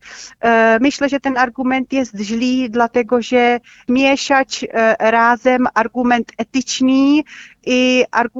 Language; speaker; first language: Polish; non-native, fluent; Czech